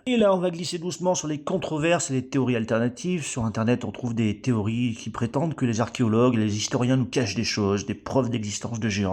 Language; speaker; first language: French; native; French